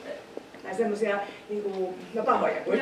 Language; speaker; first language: Finnish; native; Finnish